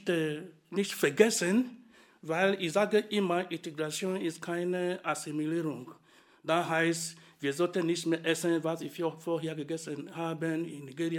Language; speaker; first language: German; non-native, fluent; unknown